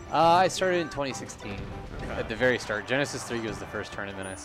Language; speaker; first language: English; native; English